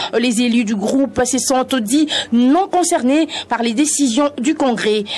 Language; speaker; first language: French; non-native, local second language; Lingala